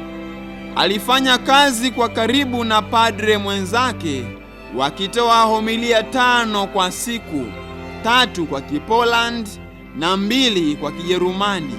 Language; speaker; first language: Swahili; native; Swahili